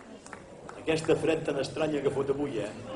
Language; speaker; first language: Catalan; native; Catalan